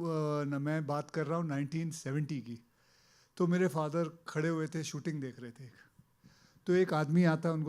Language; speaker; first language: Hindi; native; Hindi